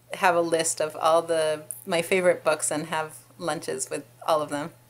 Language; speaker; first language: English; non-native, fluent; Hebrew